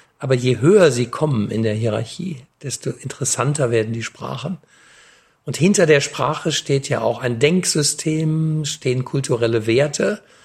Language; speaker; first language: German; native; German